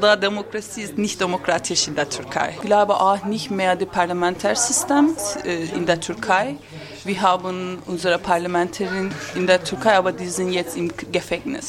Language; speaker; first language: German; non-native, learner; Turkish